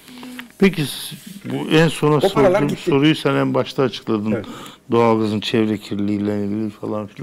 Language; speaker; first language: Turkish; native; Turkish